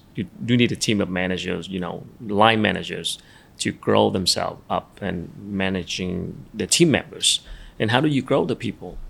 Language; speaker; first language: English; non-native, fluent; Vietnamese